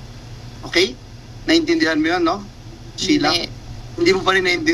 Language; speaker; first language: Filipino; native; Filipino